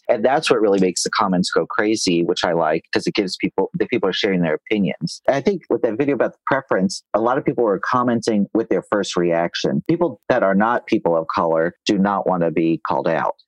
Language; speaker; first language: English; native; English